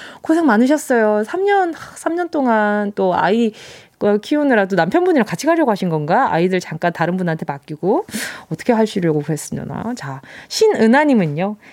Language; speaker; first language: Korean; native; Korean